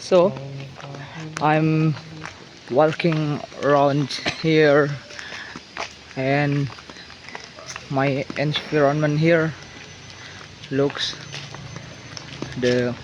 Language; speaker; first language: English; non-native, learner; Indonesian